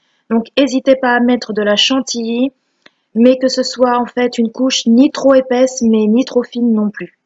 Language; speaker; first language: French; early bilingual, other home language; Portuguese